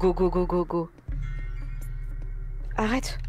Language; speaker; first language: French; native; French